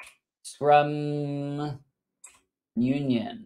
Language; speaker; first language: English; native; English